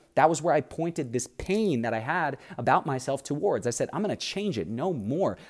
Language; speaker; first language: English; native; English